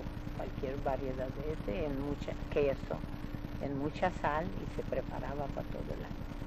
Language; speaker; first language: Spanish; early bilingual, other home language; Russian